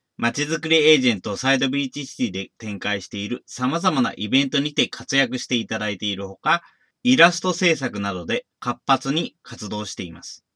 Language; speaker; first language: Japanese; native; Japanese